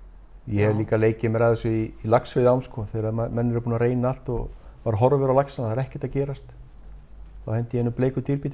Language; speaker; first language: Icelandic; native; Icelandic